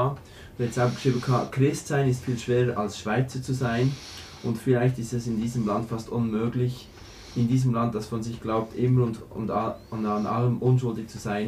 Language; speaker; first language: German; native; German